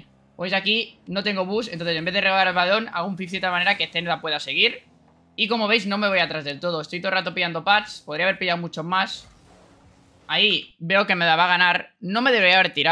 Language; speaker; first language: Spanish; native; Spanish